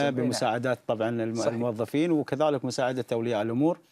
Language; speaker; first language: Arabic; native; Arabic